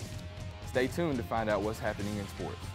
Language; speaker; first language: English; native; English